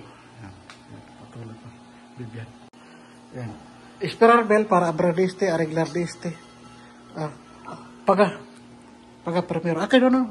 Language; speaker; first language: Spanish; non-native, learner; Filipino